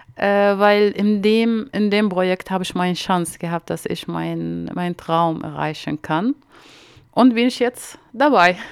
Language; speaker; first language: German; non-native, learner; Arabic